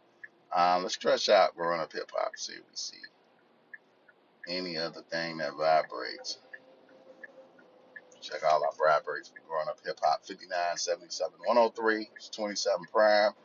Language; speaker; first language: English; native; English